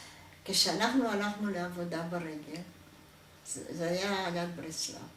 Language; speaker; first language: Hebrew; non-native, fluent; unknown